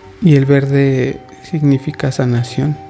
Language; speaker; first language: Spanish; native; Spanish